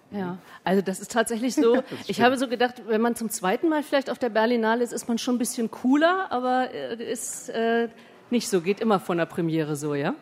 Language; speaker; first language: German; native; German